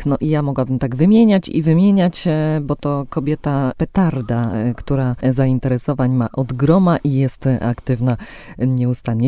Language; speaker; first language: Polish; native; Polish